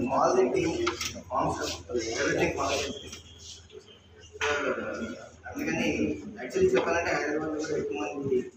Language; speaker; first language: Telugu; native; Telugu